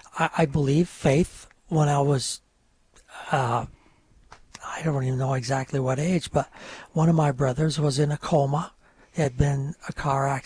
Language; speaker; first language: English; non-native, local second language; French